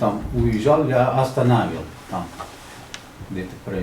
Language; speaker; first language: Russian; non-native, learner; Uzbek